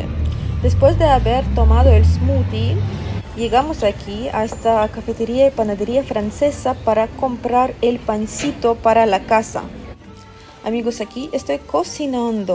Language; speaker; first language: Spanish; non-native, fluent; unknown